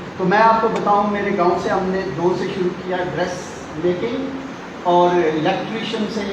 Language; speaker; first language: Urdu; non-native, local second language; Punjabi